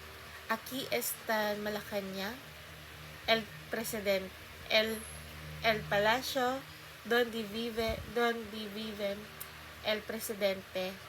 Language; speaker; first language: Spanish; non-native, learner; Filipino